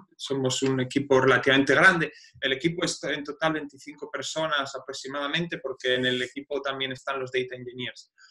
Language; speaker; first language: Spanish; native; Spanish